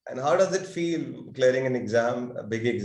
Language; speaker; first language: English; non-native, local second language; Hindi